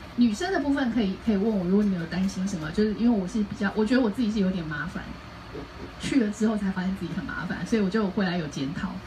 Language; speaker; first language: Chinese; native; Chinese